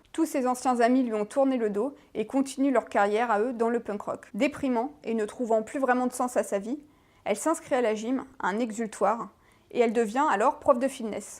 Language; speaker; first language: French; native; French